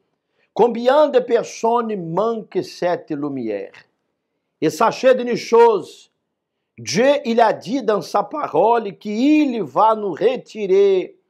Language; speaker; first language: French; non-native, fluent; Portuguese